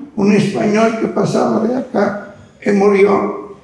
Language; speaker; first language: Spanish; non-native, fluent; Italian